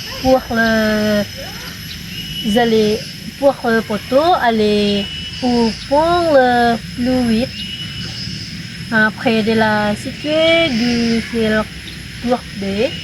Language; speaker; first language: French; non-native, learner; Indonesian